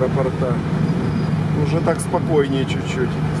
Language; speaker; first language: Russian; native; Russian